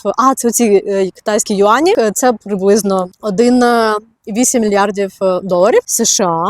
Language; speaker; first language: Ukrainian; native; Ukrainian